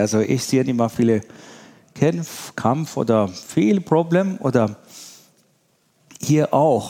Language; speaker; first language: German; non-native, learner; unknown